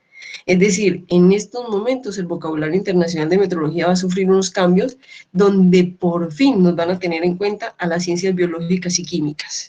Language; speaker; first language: Spanish; native; Spanish